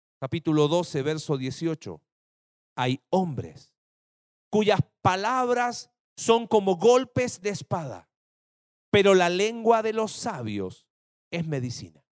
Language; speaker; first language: Spanish; native; Spanish